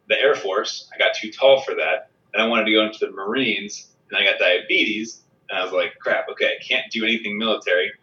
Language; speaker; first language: English; native; English